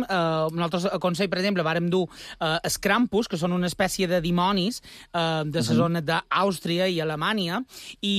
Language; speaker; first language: Catalan; native; Catalan